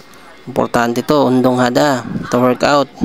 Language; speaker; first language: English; non-native, local second language; Filipino